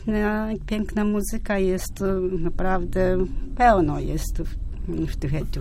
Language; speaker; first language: Polish; non-native, fluent; Japanese